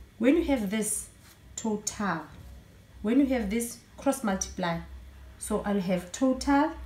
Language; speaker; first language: English; non-native, local second language; Zulu